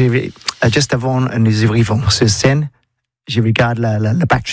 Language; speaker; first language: French; non-native, learner; English